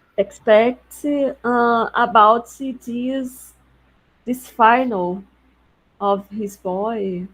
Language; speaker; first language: English; non-native, learner; Portuguese